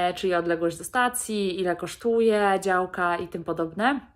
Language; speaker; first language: Polish; native; Polish